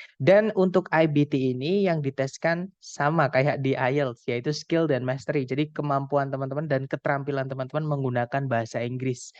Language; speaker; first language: Indonesian; non-native, local second language; Javanese